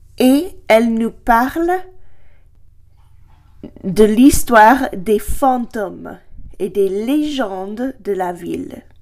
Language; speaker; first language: French; non-native, fluent; English